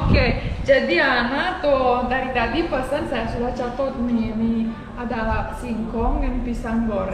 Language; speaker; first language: Indonesian; non-native, fluent; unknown